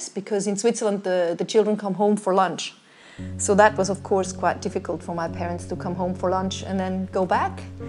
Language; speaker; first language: English; non-native, fluent; Swiss German